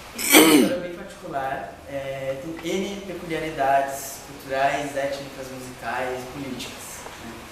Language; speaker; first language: Portuguese; native; Portuguese